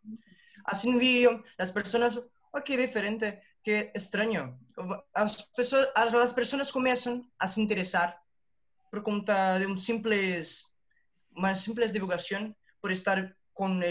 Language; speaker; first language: Spanish; non-native, learner; Portuguese